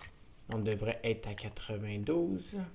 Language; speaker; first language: French; native; French